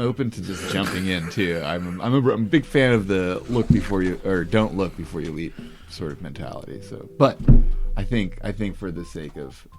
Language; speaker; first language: English; native; English